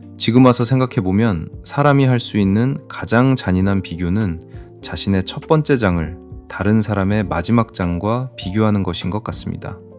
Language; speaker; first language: Korean; non-native, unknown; Arabic